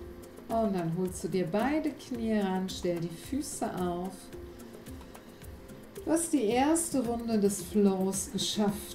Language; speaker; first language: German; native; German